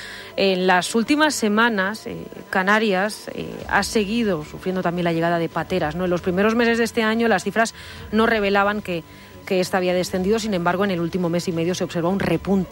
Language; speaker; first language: Spanish; native; Spanish